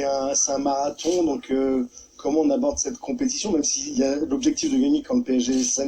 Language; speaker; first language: French; native; French